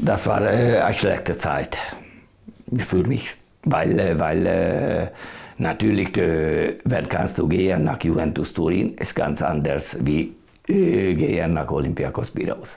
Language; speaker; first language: German; non-native, learner; Hungarian